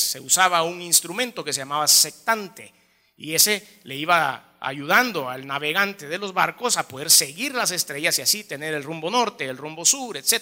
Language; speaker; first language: Spanish; native; Spanish